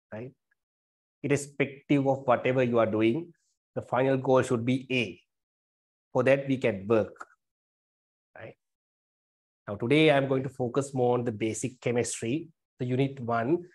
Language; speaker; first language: English; non-native, local second language; Sinhala